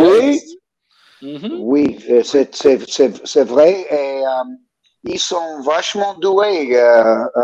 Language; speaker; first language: French; non-native, learner; English